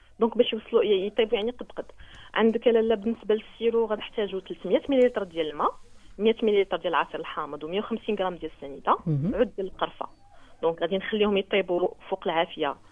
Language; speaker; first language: Arabic; native; Arabic